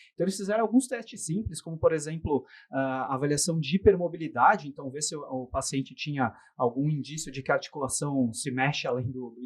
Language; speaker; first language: Portuguese; native; Portuguese